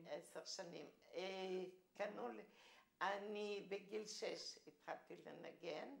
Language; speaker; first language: Hebrew; early bilingual, other home language; Romanian